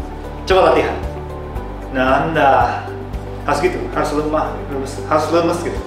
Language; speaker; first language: Indonesian; non-native, fluent; Japanese